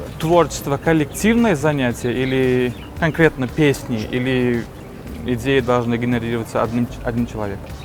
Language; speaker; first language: Russian; non-native, local second language; Turkmen